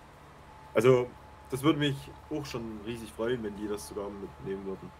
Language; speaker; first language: German; native; German